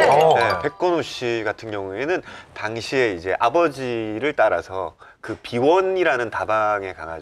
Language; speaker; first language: Korean; native; Korean